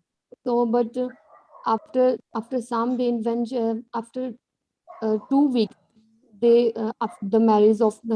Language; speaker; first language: English; non-native, learner; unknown